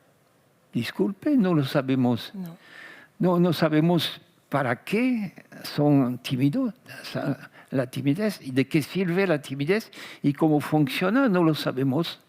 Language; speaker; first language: Spanish; non-native, fluent; French